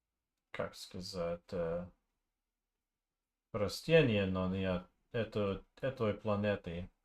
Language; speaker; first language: Russian; non-native, learner; English